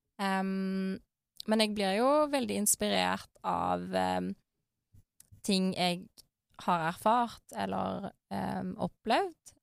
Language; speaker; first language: Norwegian; early bilingual, other home language; Arabic